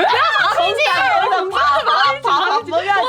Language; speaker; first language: Korean; non-native, learner; Chinese